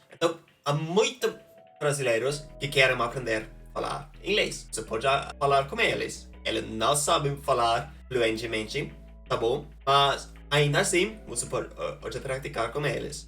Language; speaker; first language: Portuguese; non-native, fluent; Norwegian